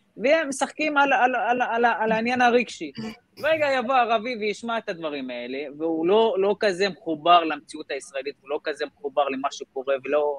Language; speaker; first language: Hebrew; non-native, local second language; Arabic